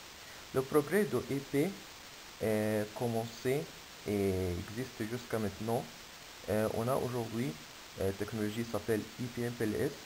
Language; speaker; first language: French; non-native, fluent; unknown